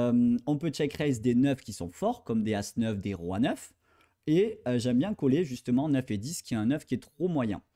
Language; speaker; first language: French; native; French